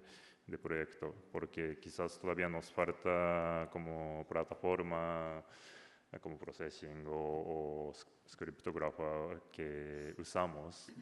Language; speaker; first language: Spanish; non-native, learner; Japanese